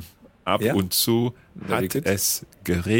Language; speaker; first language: German; non-native, learner; English